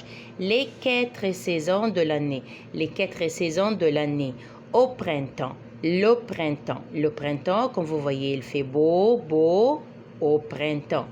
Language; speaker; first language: French; non-native, fluent; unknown